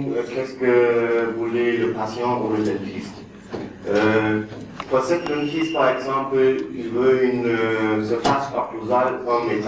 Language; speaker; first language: French; non-native, learner; German